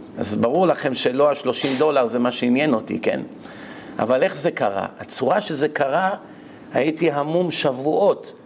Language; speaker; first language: Hebrew; native; Hebrew